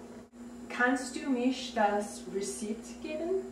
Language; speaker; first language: German; non-native, learner; English